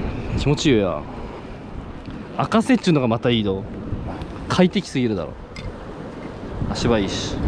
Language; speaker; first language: Japanese; native; Japanese